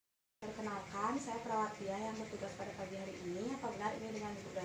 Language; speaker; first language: Indonesian; native; Indonesian